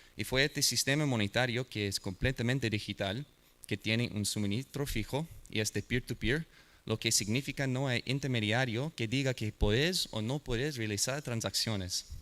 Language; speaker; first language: Spanish; non-native, learner; English